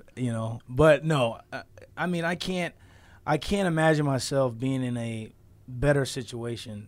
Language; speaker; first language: English; native; English